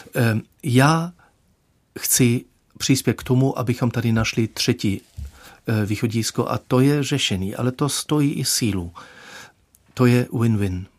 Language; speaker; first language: Czech; non-native, fluent; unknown